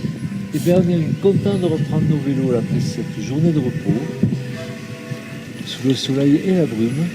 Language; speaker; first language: French; native; French